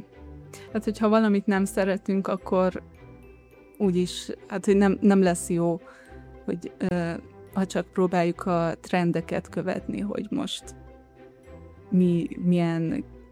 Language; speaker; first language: Hungarian; early bilingual, heritage; Hungarian